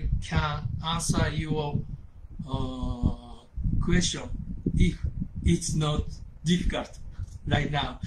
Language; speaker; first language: English; non-native, learner; Japanese